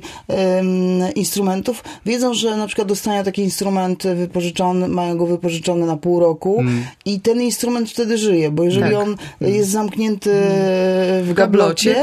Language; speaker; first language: Polish; native; Polish